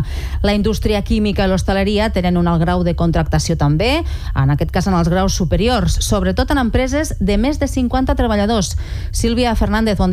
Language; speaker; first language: Catalan; native; Catalan